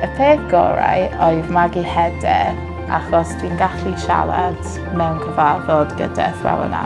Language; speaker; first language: Welsh; non-native, learner; English